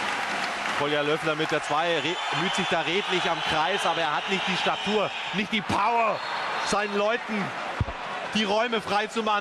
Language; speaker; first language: German; native; German